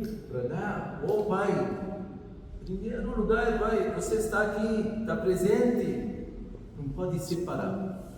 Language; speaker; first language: Portuguese; non-native, fluent; Arabic